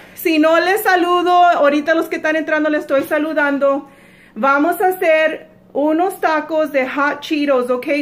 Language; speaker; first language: Spanish; early bilingual, heritage; Spanish